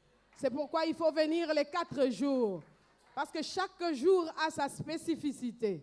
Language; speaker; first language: French; non-native, local second language; Lingala